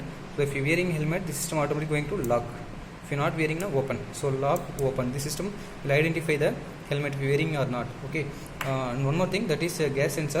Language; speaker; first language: English; non-native, local second language; Tamil